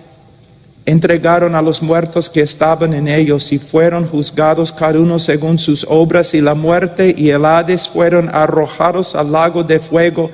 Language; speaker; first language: Spanish; non-native, fluent; English